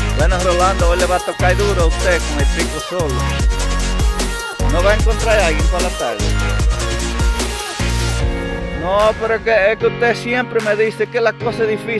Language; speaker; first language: Spanish; native; Spanish